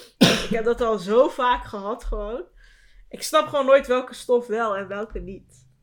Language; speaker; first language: Dutch; early bilingual, other home language; Turkish